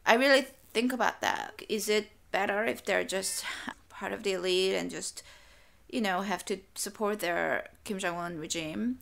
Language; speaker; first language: English; non-native, fluent; Korean